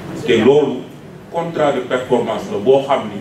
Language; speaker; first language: French; non-native, local second language; Wolof